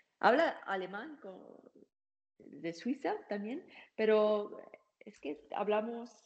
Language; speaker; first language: Spanish; non-native, learner; German